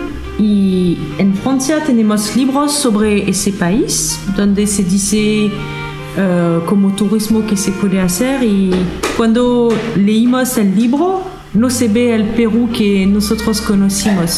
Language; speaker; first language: Spanish; non-native, learner; French